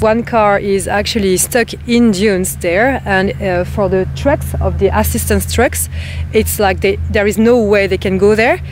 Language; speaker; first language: English; non-native, fluent; French